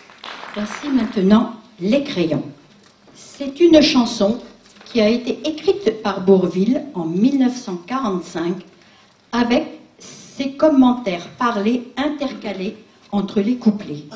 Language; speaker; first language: French; native; French